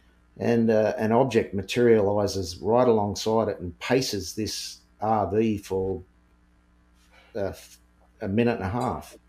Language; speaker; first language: English; native; English